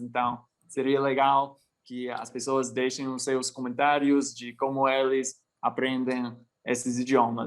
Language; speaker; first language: Portuguese; non-native, fluent; English